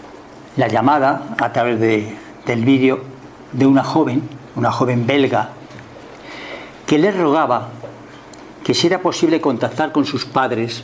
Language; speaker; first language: Spanish; native; Spanish